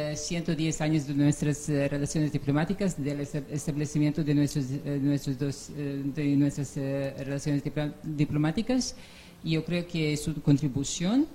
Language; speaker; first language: Spanish; non-native, fluent; Serbian